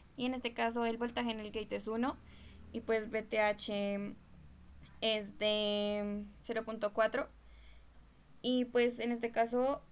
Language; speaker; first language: Spanish; native; Spanish